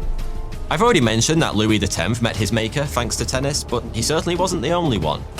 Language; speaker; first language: English; native; English